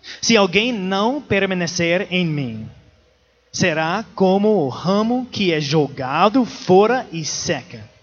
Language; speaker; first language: Portuguese; non-native, learner; English